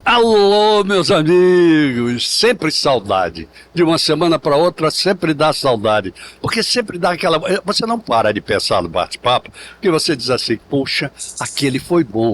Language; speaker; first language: Portuguese; native; Portuguese